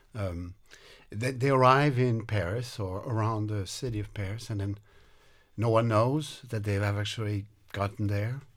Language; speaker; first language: English; non-native, fluent; French